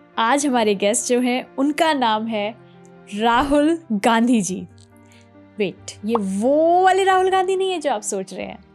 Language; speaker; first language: Hindi; native; Hindi